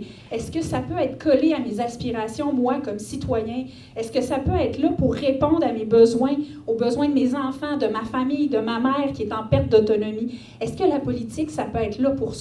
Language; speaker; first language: French; native; French